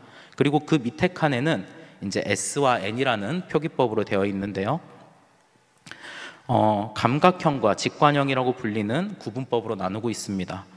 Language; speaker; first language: Korean; native; Korean